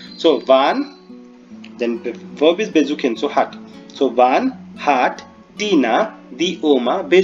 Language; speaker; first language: German; non-native, fluent; Hindi